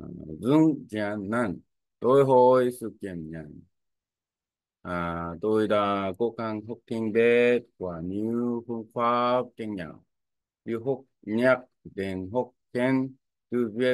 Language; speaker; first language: Vietnamese; non-native, learner; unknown